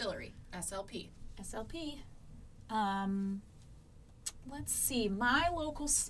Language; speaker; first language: English; native; English